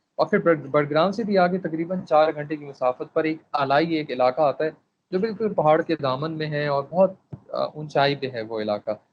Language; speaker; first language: Urdu; non-native, local second language; Pashto